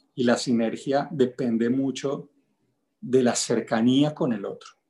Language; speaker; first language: Spanish; native; Spanish